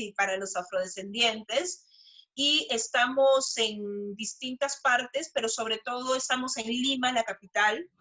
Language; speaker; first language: Spanish; native; Spanish